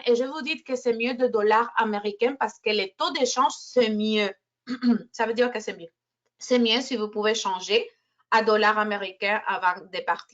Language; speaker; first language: French; non-native, fluent; Spanish